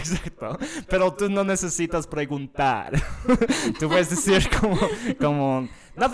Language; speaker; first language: Spanish; non-native, fluent; English